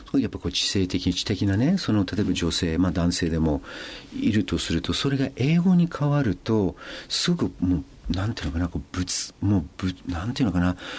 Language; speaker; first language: Japanese; non-native, fluent; English